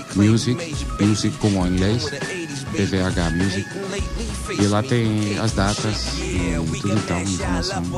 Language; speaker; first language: Portuguese; non-native, learner; Dutch